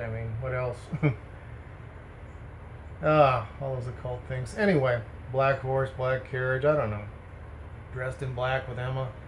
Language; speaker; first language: English; native; English